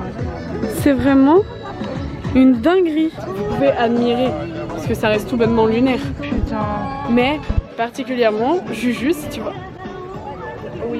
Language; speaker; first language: French; native; French